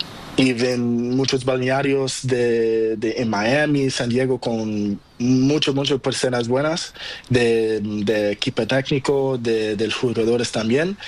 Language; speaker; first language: Spanish; non-native, learner; Portuguese